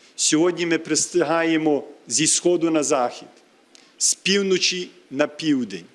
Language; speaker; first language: Ukrainian; early bilingual, heritage; Ukrainian